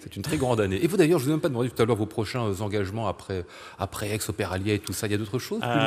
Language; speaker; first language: French; native; French